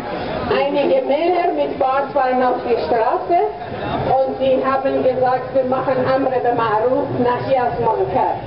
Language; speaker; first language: German; non-native, fluent; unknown